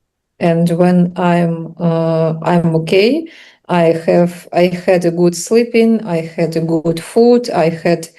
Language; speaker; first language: English; non-native, learner; Russian